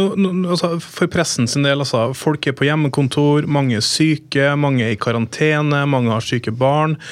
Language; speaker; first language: Norwegian; native; Norwegian